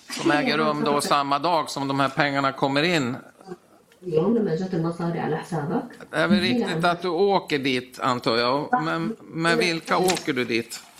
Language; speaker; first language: Swedish; native; Swedish